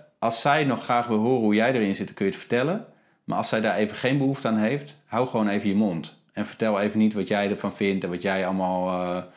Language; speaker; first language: Dutch; native; Dutch